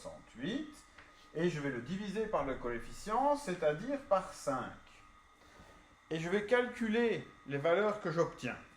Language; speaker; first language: French; native; French